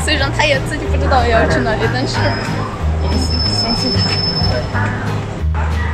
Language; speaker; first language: Chinese; non-native, learner; Ukrainian